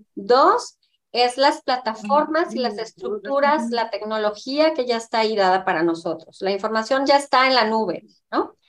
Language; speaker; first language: Spanish; native; Spanish